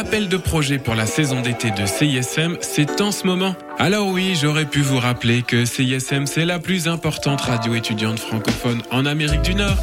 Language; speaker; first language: French; native; French